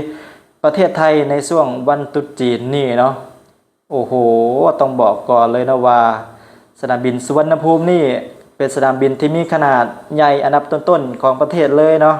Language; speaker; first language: Thai; non-native, local second language; Northeastern Thai